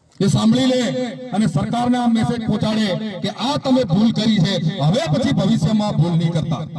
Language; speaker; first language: Gujarati; non-native, local second language; Bhili